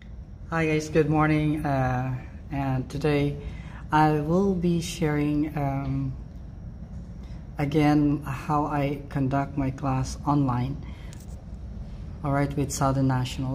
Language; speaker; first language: English; non-native, fluent; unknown